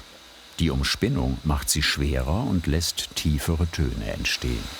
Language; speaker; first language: German; native; German